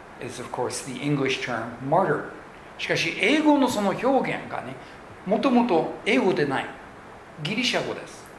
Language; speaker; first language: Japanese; non-native, local second language; English